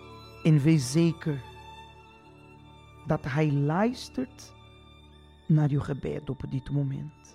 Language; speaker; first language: Dutch; non-native, fluent; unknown